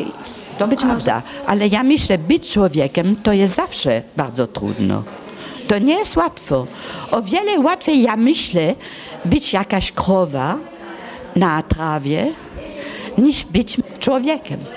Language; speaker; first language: Polish; early bilingual, heritage; Polish